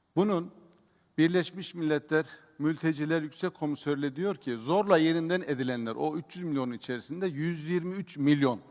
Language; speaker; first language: Turkish; native; Turkish